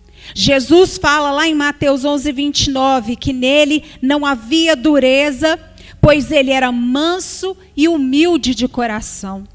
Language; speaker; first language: Portuguese; native; Portuguese